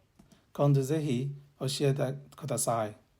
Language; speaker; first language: Japanese; non-native, learner; English